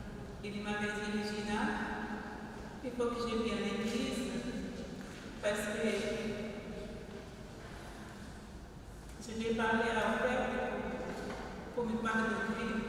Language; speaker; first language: French; non-native, fluent; Portuguese